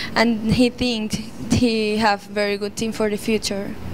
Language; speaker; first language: English; non-native, fluent; Spanish